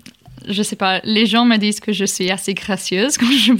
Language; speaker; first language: French; non-native, fluent; English